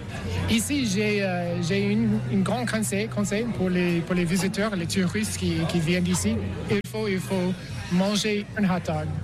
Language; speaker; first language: French; non-native, learner; English